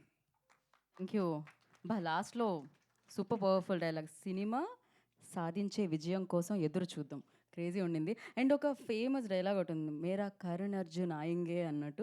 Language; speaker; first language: Telugu; native; Telugu